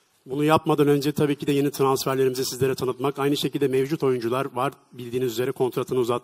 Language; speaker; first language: Turkish; native; Turkish